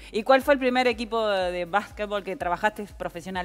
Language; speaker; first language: Spanish; native; Spanish